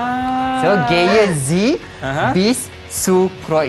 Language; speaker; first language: German; non-native, fluent; Malay